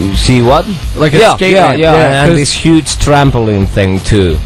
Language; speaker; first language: English; non-native, fluent; Finnish